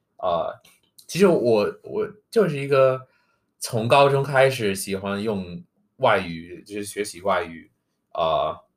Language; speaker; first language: Chinese; non-native, fluent; English